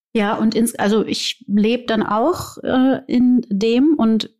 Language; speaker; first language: German; native; German